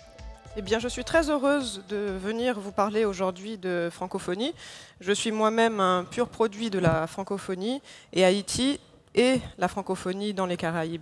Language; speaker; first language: French; non-native, local second language; Haitian Creole